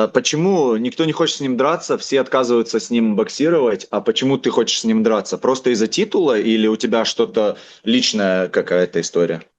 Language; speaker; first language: Russian; native; Russian